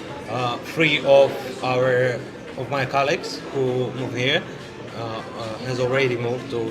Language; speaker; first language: English; non-native, learner; Russian